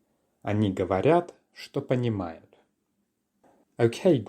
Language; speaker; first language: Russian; non-native, fluent; English